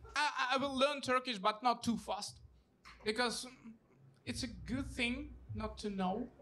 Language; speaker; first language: English; non-native, fluent; Russian